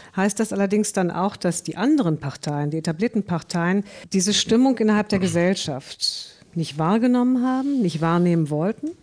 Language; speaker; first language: German; native; German